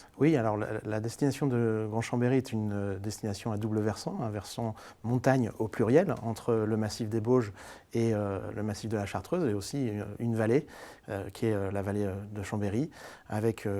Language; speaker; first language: French; native; French